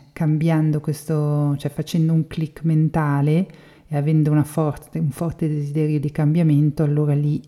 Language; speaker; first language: Italian; native; Italian